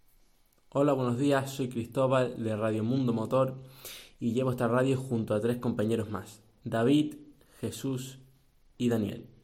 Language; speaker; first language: Spanish; native; Spanish